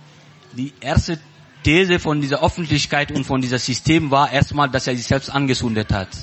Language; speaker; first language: German; non-native, learner; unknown